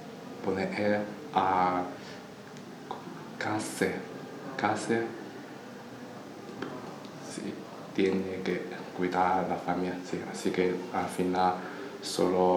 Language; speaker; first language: Spanish; non-native, learner; Chinese